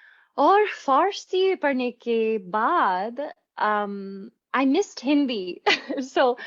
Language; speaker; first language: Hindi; non-native, fluent; English